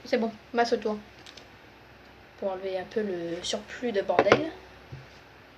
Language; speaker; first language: French; native; French